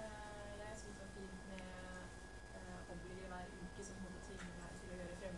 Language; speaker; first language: Norwegian; native; Norwegian